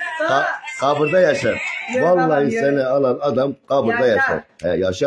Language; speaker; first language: Turkish; native; Turkish